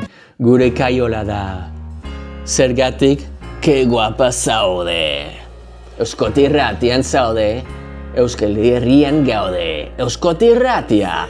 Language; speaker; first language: Basque; non-native, learner; English